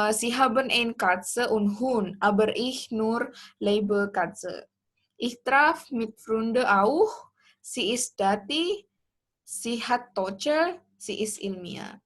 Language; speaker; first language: German; non-native, learner; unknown